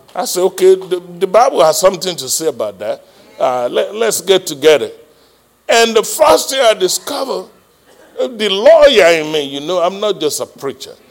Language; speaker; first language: English; non-native, local second language; Yoruba